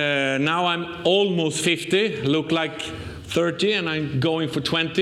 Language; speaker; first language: English; non-native, fluent; Swedish